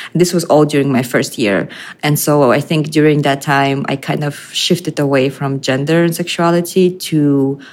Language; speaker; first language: English; non-native, fluent; Russian